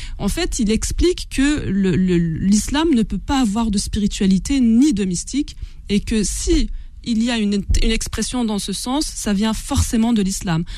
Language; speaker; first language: French; non-native, local second language; Kabyle